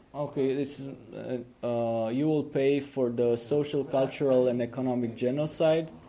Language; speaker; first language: English; non-native, fluent; Romanian